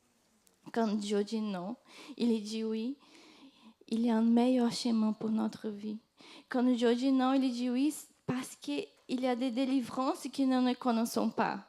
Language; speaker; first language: French; non-native, fluent; Portuguese